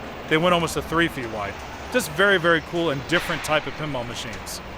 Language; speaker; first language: English; native; English